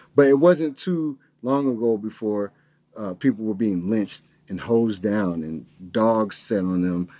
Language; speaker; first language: English; native; English